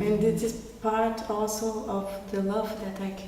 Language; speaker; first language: English; non-native, fluent; Portuguese